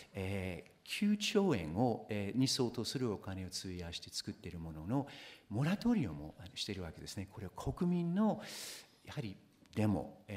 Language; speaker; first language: Japanese; non-native, fluent; English